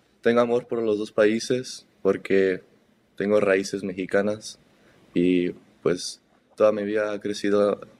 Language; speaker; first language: Spanish; early bilingual, heritage; Spanish